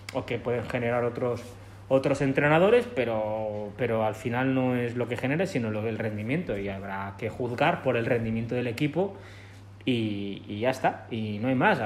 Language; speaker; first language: Spanish; non-native, local second language; Catalan